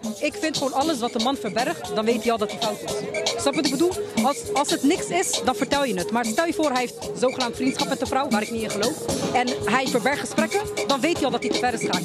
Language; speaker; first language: Dutch; early bilingual, other home language; Albanian